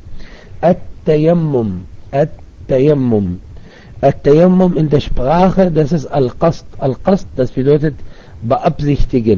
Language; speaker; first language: German; non-native, fluent; Arabic